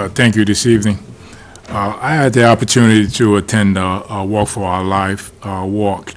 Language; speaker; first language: English; non-native, fluent; Haitian Creole